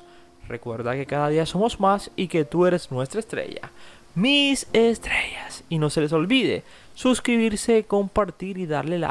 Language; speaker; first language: Spanish; native; Spanish